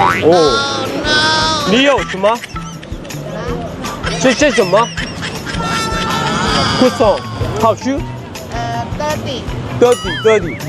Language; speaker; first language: Chinese; non-native, learner; Thai